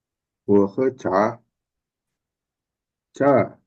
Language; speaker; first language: Chinese; non-native, learner; Indonesian